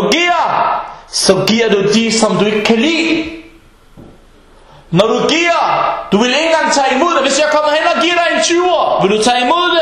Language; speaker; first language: Danish; early bilingual, other home language; Arabic